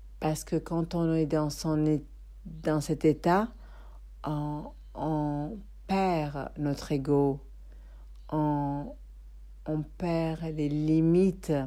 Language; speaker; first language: French; non-native, fluent; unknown